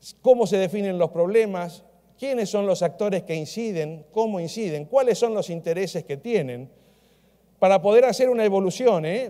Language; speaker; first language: Spanish; native; Spanish